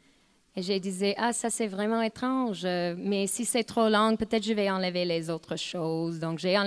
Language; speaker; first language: French; non-native, fluent; English